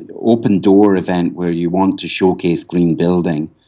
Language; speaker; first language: English; native; English